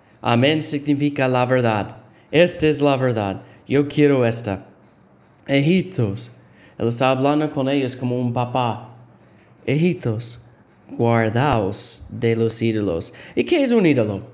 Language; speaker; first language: Spanish; non-native, fluent; English